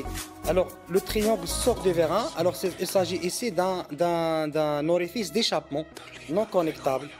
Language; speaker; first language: French; non-native, local second language; Arabic